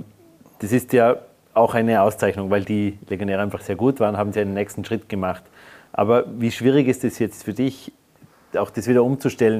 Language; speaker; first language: German; native; German